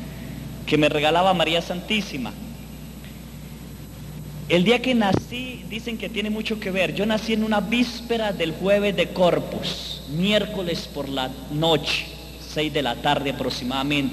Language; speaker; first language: Spanish; native; Spanish